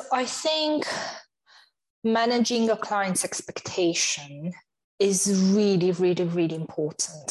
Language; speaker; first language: English; non-native, fluent; Romanian